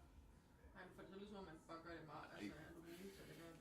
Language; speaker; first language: Danish; native; Danish